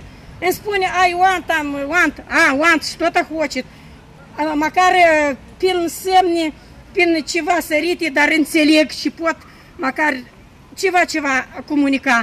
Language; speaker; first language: Romanian; non-native, local second language; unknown